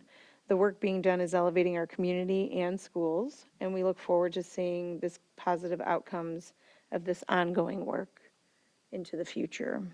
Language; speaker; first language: English; native; English